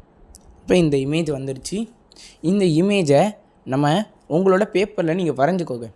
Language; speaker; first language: Tamil; native; Tamil